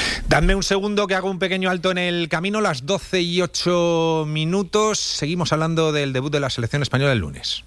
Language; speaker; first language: Spanish; native; Spanish